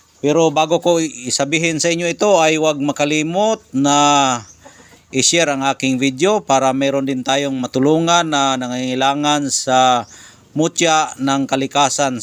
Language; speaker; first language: Filipino; non-native, local second language; Cebuano